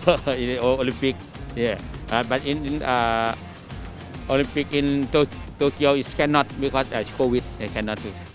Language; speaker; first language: English; non-native, learner; Thai